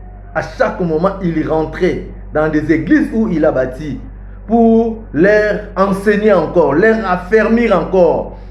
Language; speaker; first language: French; non-native, local second language; Lingala